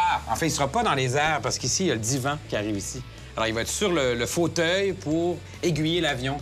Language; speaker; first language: French; native; French